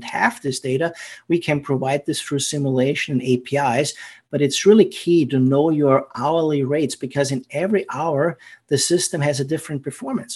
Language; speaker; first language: English; non-native, fluent; German